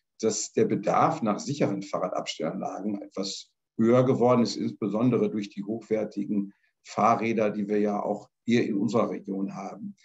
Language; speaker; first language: German; native; German